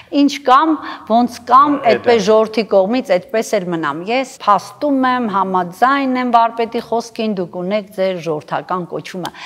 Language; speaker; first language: Armenian; native; Armenian